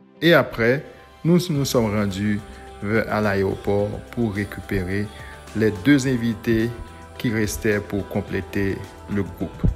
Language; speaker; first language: French; non-native, local second language; Haitian Creole